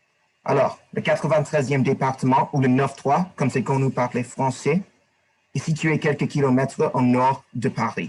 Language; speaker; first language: French; non-native, learner; English